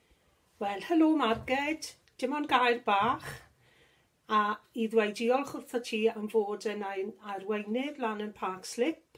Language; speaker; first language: Welsh; non-native, learner; English